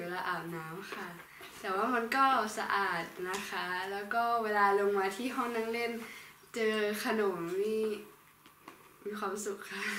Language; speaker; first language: Thai; native; Thai